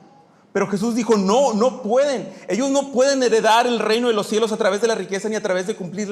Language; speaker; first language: Spanish; native; Spanish